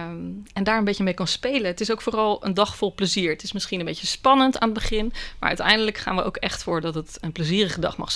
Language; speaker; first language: Dutch; native; Dutch